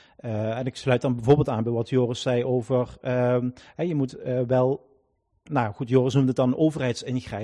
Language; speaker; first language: Dutch; native; Dutch